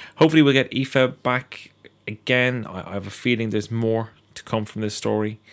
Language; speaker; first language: English; native; English